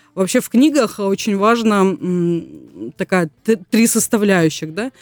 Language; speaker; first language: Russian; native; Russian